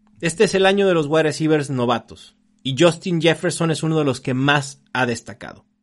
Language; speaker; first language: Spanish; native; Spanish